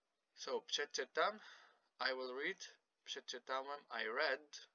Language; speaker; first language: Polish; non-native, fluent; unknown